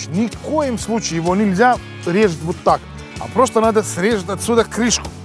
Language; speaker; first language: Russian; non-native, fluent; Finnish